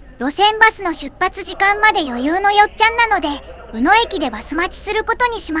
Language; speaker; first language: Japanese; native; Japanese